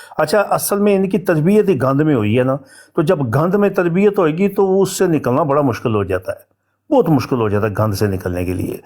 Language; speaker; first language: Urdu; non-native, local second language; Punjabi